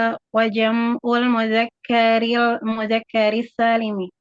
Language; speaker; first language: Arabic; non-native, learner; Indonesian